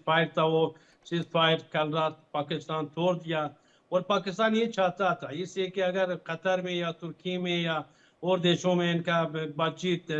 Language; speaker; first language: Hindi; non-native, fluent; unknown